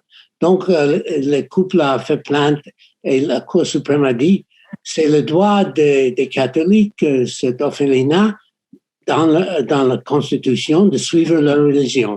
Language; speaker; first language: French; non-native, fluent; English